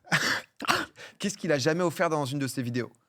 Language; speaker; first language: French; native; French